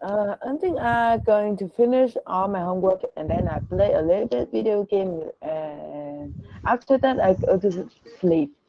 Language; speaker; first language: English; non-native, learner; Vietnamese